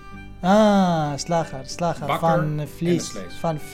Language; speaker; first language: Dutch; non-native, learner; Arabic